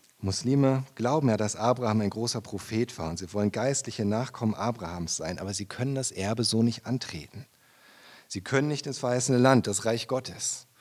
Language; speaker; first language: German; native; German